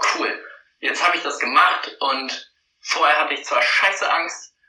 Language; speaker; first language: German; native; German